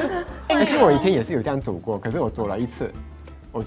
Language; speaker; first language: Chinese; native; Chinese